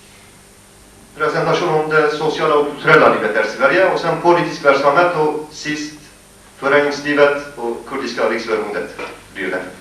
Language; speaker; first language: Swedish; non-native, fluent; Kurdish